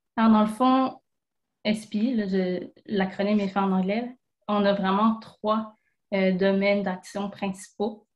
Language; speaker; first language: French; native; French